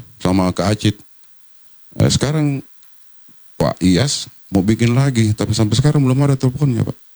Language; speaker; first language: Indonesian; native; Indonesian